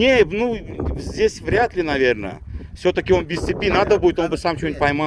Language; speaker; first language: Russian; native; Russian